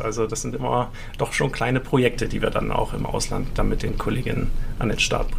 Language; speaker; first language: German; native; German